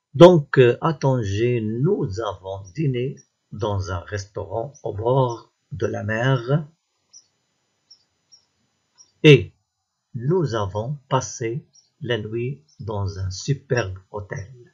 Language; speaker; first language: French; non-native, local second language; Arabic